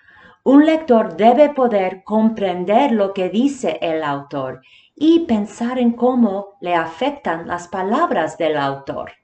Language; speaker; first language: Spanish; early bilingual, heritage; Spanish